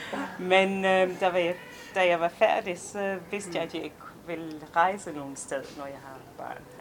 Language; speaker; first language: Danish; non-native, fluent; English